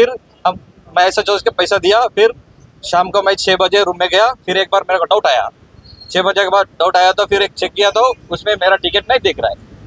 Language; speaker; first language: Hindi; non-native, local second language; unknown